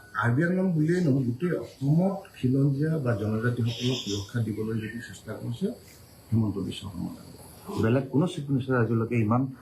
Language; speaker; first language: Assamese; non-native, local second language; Karbi